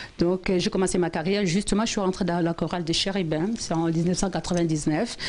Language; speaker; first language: French; non-native, local second language; Lingala